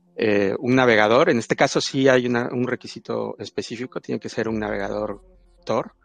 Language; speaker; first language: Spanish; native; Spanish